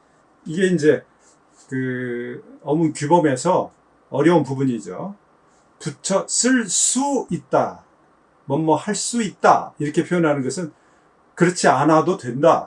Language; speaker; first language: Korean; native; Korean